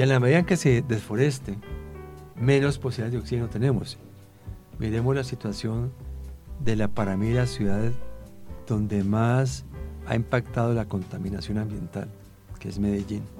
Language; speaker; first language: Spanish; native; Spanish